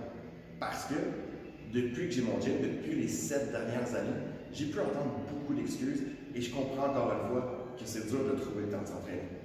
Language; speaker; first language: French; native; French